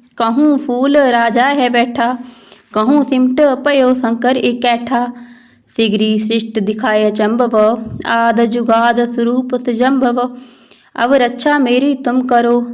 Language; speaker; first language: Hindi; non-native, local second language; Punjabi